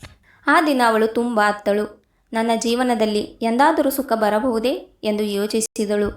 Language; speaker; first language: Kannada; native; Kannada